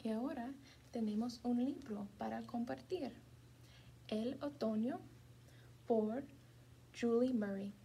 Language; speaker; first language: Spanish; non-native, fluent; English